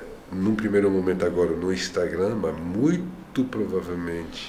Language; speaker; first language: Portuguese; non-native, fluent; French